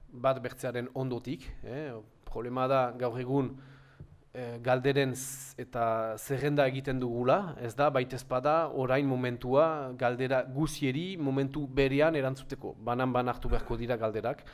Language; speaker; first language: Basque; native; Basque